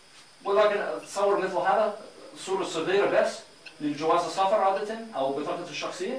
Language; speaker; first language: Arabic; non-native, learner; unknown